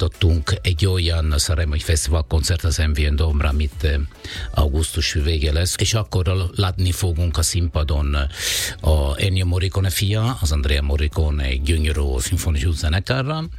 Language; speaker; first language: Hungarian; non-native, fluent; Italian